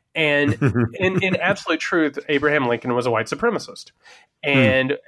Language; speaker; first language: English; native; English